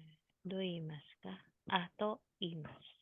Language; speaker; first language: Japanese; non-native, learner; Filipino